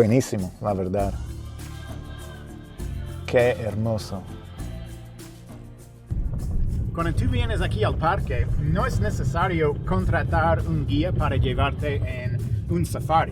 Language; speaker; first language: Spanish; non-native, fluent; English